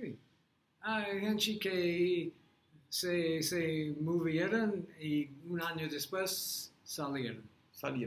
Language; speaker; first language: Portuguese; non-native, learner; English